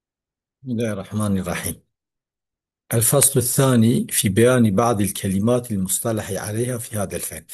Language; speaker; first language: Arabic; non-native, learner; Kurdish